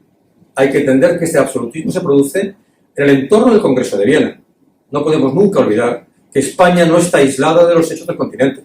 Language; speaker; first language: Spanish; native; Spanish